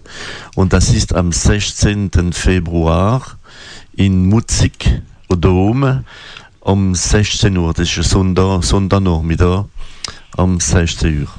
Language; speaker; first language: German; non-native, local second language; French